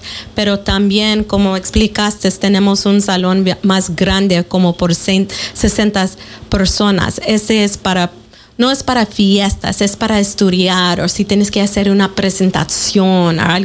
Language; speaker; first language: Spanish; early bilingual, heritage; Spanish